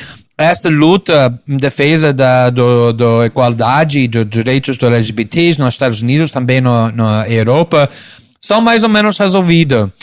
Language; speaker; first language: Portuguese; non-native, fluent; English